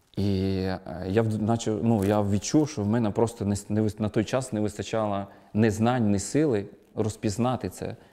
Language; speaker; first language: Ukrainian; non-native, local second language; Russian